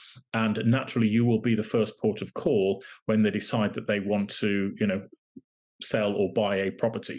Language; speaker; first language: English; native; English